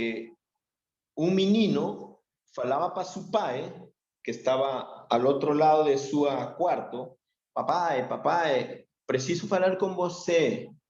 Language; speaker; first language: Portuguese; non-native, learner; Spanish